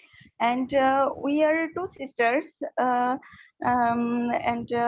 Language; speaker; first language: English; non-native, learner; Bangla